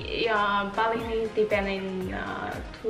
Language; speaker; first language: English; non-native, fluent; Indonesian